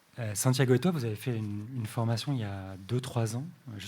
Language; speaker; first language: French; native; French